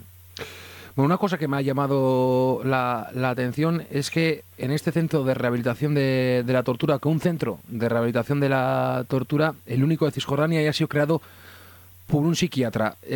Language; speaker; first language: Spanish; native; Spanish